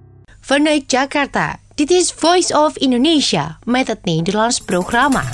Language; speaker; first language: Dutch; non-native, fluent; Indonesian